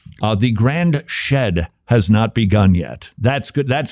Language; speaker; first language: English; native; English